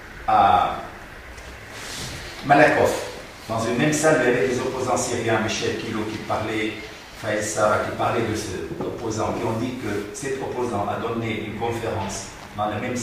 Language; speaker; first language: French; non-native, fluent; Arabic